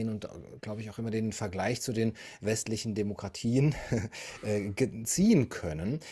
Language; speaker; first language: German; native; German